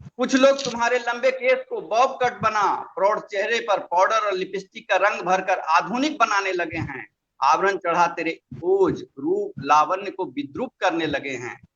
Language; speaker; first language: Hindi; non-native, local second language; Magahi